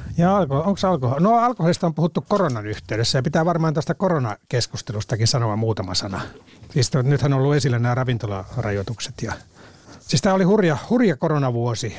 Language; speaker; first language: Finnish; native; Finnish